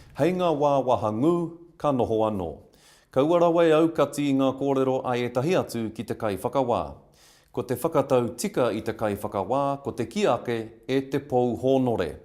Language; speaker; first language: Māori; non-native, local second language; English